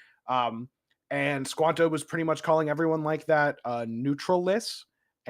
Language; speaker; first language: English; native; English